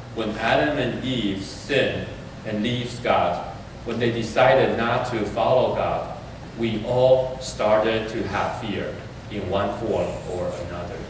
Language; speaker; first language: English; early bilingual, other home language; Chinese